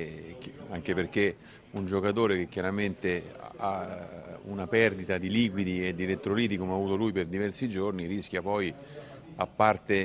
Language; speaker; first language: Italian; native; Italian